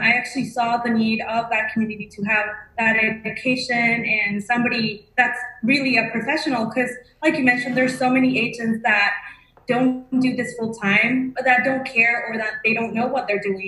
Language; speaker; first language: English; non-native, fluent; Spanish